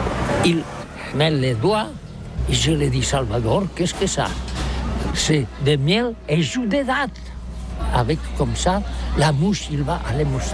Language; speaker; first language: French; non-native, learner; Catalan